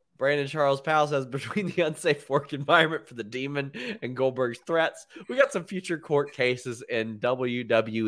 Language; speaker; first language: English; native; English